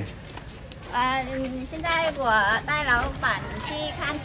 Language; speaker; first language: Chinese; non-native, learner; Vietnamese